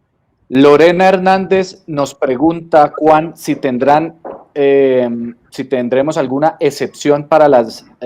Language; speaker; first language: Spanish; native; Spanish